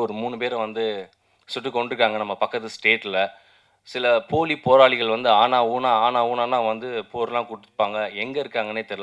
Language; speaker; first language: Tamil; native; Tamil